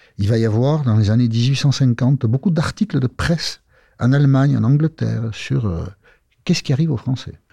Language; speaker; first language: French; non-native, local second language; Basque